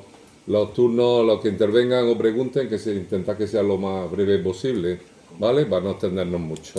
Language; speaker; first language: Spanish; native; Spanish